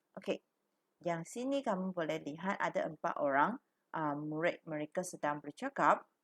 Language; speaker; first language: Malay; non-native, local second language; Chinese